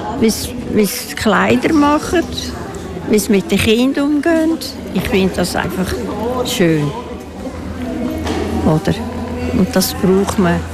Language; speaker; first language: German; native; German